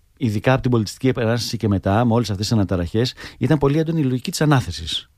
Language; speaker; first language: Greek; native; Greek